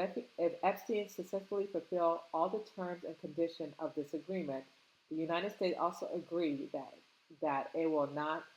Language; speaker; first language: English; native; English